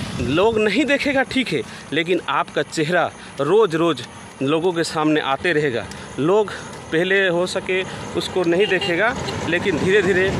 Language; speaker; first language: Hindi; non-native, local second language; Bangla